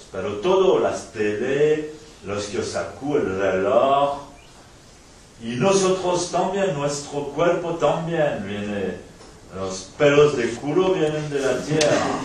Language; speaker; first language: Spanish; non-native, fluent; French